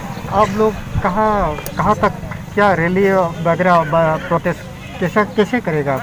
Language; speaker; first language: Hindi; non-native, local second language; Kok Borok